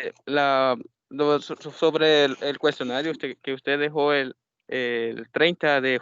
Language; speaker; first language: Spanish; native; Spanish